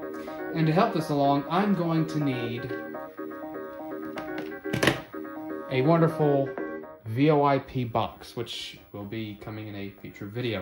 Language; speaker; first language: English; native; English